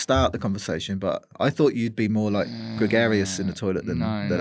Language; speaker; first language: English; native; English